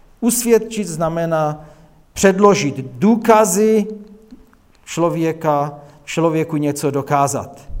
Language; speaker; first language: Czech; non-native, local second language; Polish